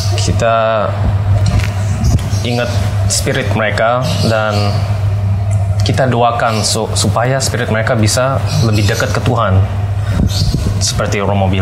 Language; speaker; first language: Indonesian; early bilingual, heritage; English